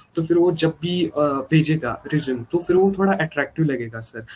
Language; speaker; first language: Hindi; non-native, local second language; Marathi